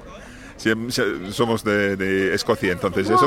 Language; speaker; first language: Spanish; non-native, fluent; English